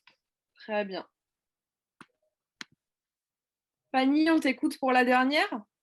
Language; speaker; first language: French; native; French